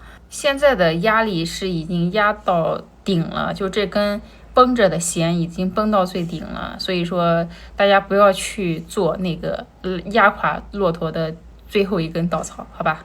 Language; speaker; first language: Chinese; native; Chinese